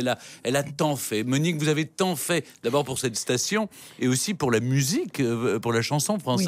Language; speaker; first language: French; native; French